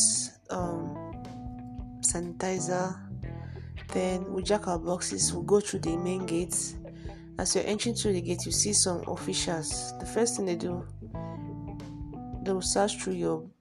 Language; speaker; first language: English; non-native, local second language; Igbo